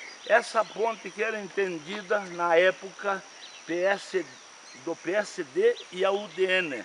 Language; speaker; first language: Portuguese; native; Portuguese